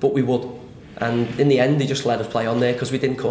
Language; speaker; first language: English; native; English